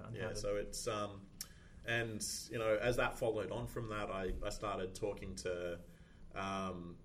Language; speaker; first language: English; native; English